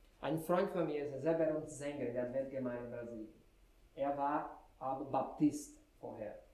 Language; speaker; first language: German; non-native, fluent; Portuguese